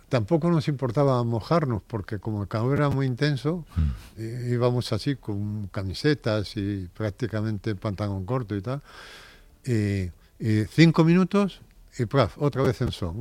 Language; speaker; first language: Spanish; native; Spanish